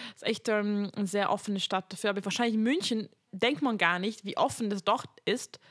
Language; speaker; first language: German; non-native, fluent; Hungarian